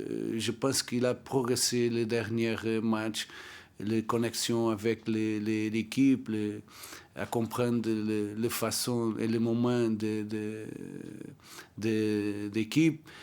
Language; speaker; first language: French; non-native, learner; Portuguese